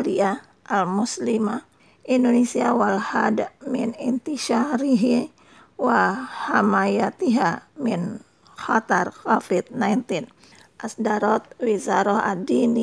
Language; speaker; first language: Arabic; non-native, fluent; Indonesian